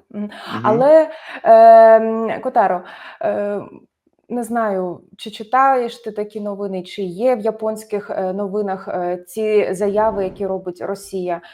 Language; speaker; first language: Ukrainian; native; Ukrainian